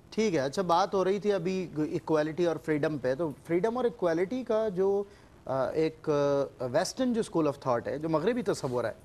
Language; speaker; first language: Urdu; native; Urdu